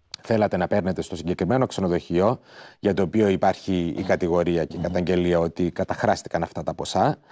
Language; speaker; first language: Greek; native; Greek